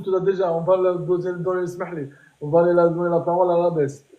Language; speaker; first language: French; native; French